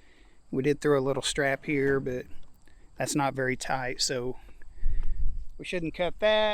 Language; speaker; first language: English; native; English